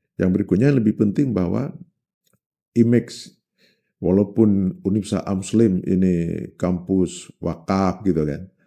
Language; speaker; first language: Indonesian; non-native, local second language; Achinese